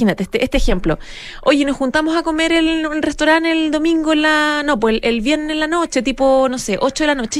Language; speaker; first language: Spanish; native; Spanish